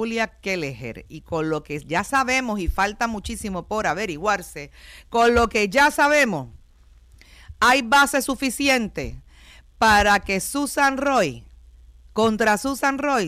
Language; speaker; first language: Spanish; native; Spanish